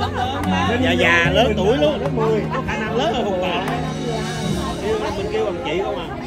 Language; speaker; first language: Vietnamese; native; Vietnamese